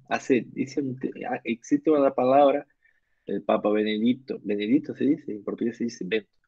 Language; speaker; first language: Spanish; non-native, learner; Portuguese